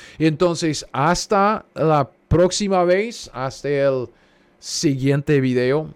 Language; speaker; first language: Spanish; non-native, fluent; English